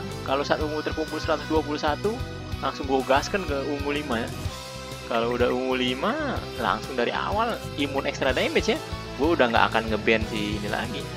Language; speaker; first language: Indonesian; native; Indonesian